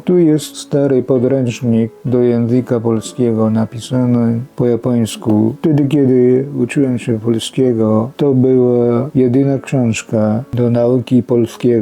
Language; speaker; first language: Polish; non-native, fluent; Japanese